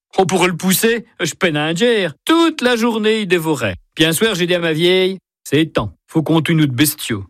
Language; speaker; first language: French; native; French